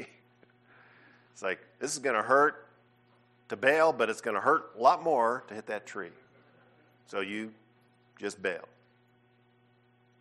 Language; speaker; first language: English; native; English